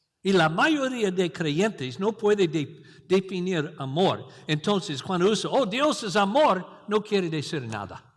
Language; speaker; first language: Spanish; non-native, learner; English